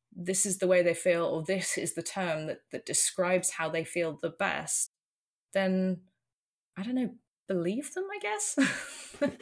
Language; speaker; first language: English; native; English